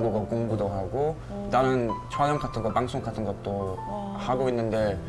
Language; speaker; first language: Korean; non-native, fluent; English